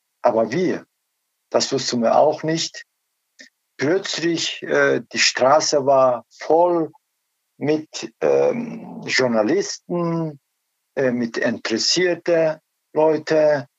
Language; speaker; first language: German; non-native, learner; Turkish